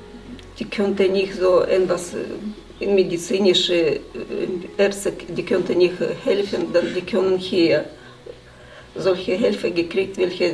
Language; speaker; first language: German; non-native, learner; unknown